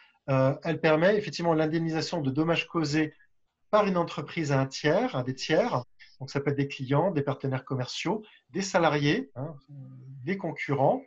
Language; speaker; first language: French; native; French